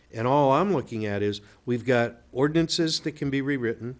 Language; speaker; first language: English; native; English